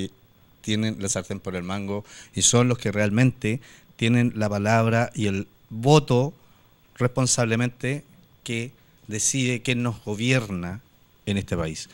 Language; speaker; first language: Spanish; native; Spanish